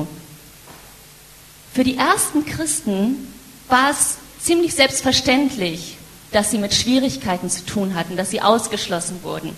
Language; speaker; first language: German; native; German